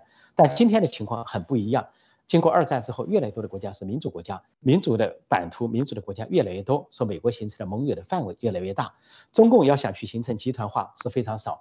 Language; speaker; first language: Chinese; native; Chinese